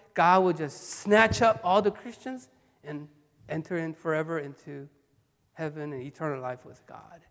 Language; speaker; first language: English; early bilingual, other home language; Korean